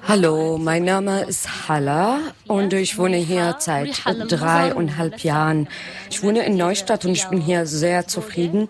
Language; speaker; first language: German; non-native, learner; Arabic